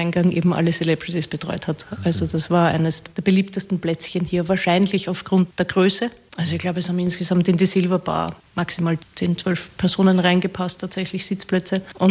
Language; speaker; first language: German; native; German